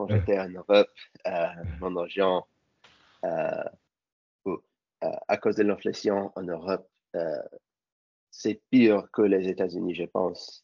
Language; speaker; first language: French; non-native, learner; English